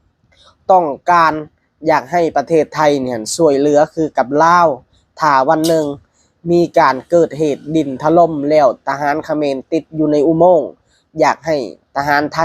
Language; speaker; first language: Thai; non-native, local second language; Lao